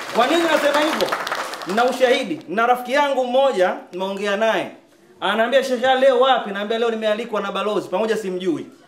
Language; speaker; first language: Swahili; native; Swahili